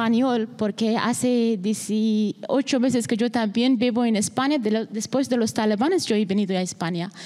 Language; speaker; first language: Spanish; non-native, learner; Persian